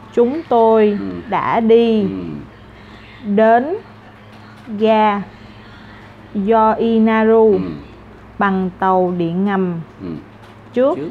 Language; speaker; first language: Vietnamese; non-native, learner; Korean